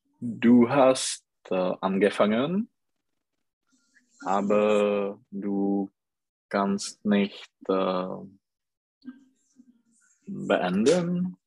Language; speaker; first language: German; non-native, learner; Czech